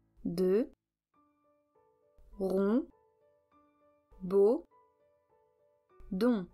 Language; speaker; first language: French; native; French